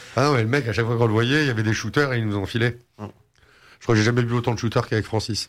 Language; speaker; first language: French; native; French